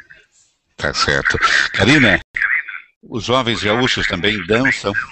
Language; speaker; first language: Spanish; non-native, learner; Portuguese